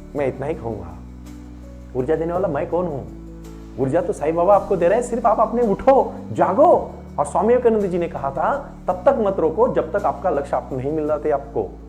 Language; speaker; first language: Hindi; non-native, local second language; Marathi